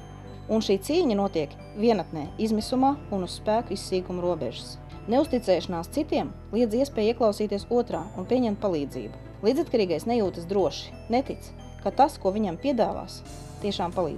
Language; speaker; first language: Latvian; native; Latvian